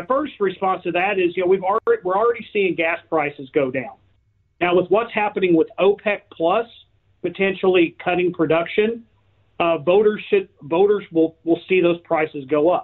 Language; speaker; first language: English; native; English